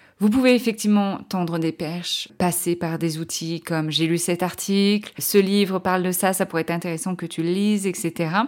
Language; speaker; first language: French; native; French